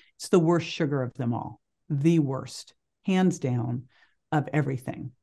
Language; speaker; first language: English; native; English